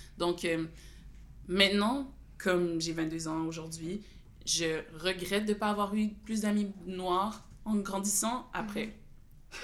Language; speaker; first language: French; early bilingual, other home language; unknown